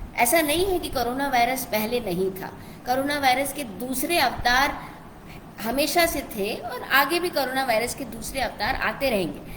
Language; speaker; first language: Hindi; non-native, local second language; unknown